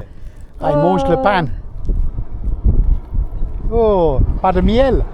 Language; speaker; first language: French; non-native, learner; English